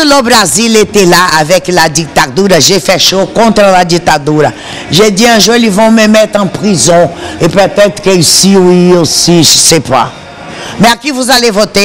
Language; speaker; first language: French; non-native, fluent; Portuguese